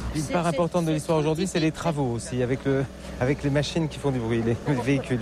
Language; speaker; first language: French; native; French